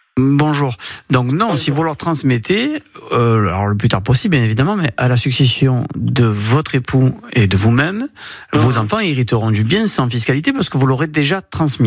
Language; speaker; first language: French; native; French